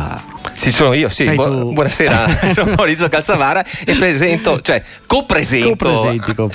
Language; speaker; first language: Italian; native; Italian